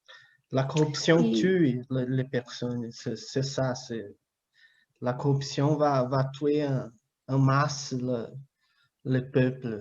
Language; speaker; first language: French; non-native, fluent; Portuguese